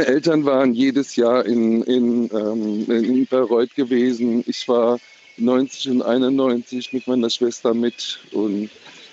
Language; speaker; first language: German; native; German